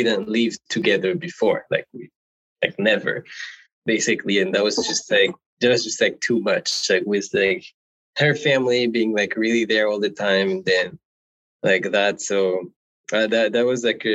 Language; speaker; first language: English; non-native, fluent; French